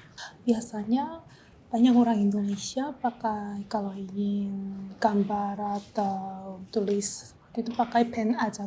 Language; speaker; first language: Indonesian; non-native, learner; Korean